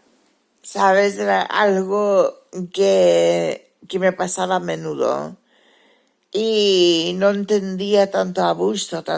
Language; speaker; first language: Spanish; early bilingual, heritage; Spanish